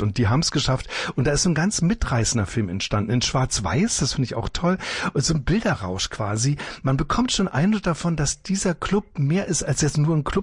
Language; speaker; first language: German; native; German